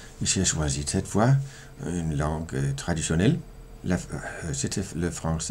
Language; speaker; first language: French; non-native, fluent; Danish